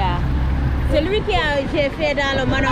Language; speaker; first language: French; non-native, learner; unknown